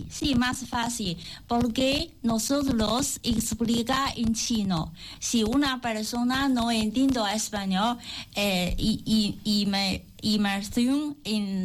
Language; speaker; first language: Spanish; non-native, learner; Chinese